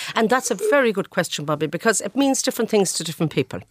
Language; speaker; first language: English; native; English